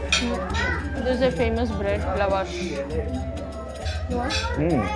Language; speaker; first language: English; non-native, local second language; Malayalam